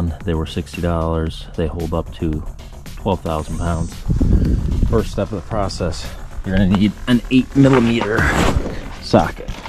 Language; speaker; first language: English; native; English